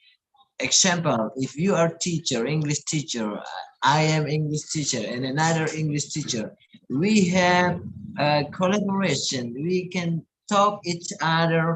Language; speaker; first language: English; non-native, learner; Indonesian